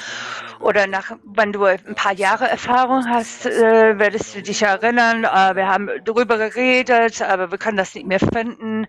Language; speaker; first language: German; non-native, learner; English